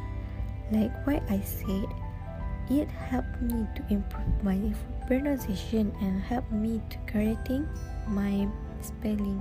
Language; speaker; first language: English; non-native, local second language; Malay